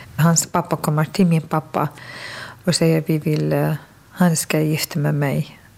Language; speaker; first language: Swedish; non-native, fluent; Arabic